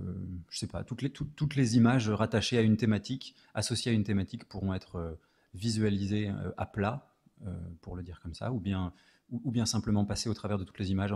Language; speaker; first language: French; native; French